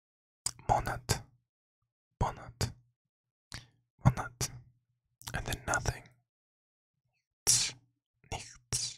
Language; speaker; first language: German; non-native, learner; English